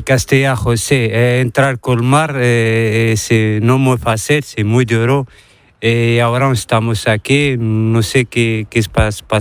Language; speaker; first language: Spanish; non-native, learner; Arabic